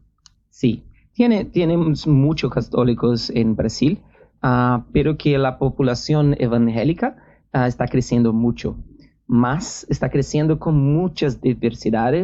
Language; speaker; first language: Spanish; non-native, learner; Portuguese